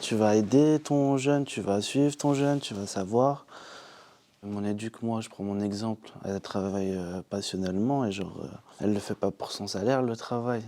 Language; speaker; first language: French; native; French